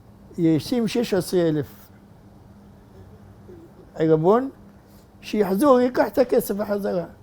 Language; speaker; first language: Hebrew; non-native, fluent; Arabic